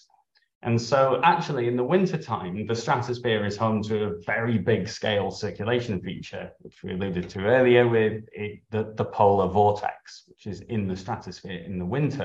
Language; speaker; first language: English; native; English